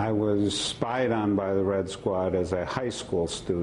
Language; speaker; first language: English; native; English